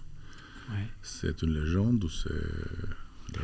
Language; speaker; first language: French; non-native, fluent; Albanian